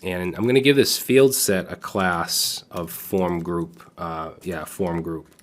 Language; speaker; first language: English; native; English